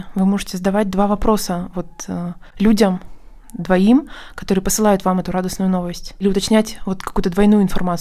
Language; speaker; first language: Russian; native; Russian